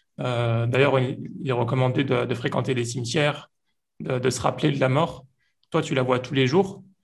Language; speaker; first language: French; native; French